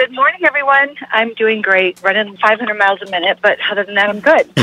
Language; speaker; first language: English; native; English